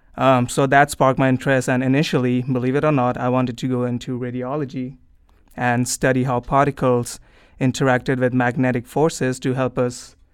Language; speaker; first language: English; non-native, local second language; Hindi